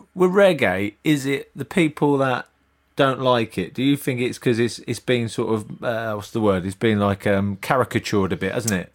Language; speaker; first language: English; native; English